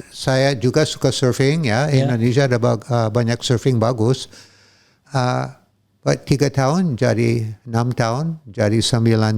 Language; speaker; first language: Indonesian; non-native, fluent; English